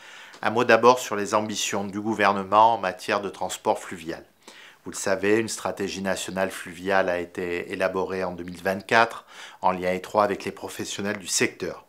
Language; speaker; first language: French; native; French